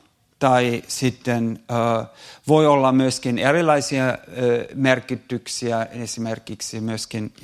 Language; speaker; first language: Finnish; non-native, fluent; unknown